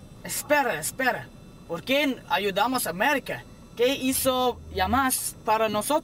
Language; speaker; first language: Spanish; non-native, learner; English